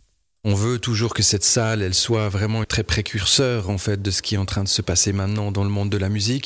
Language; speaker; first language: French; native; French